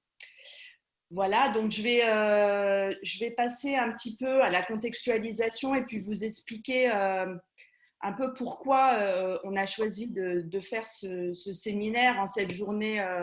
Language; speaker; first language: French; native; French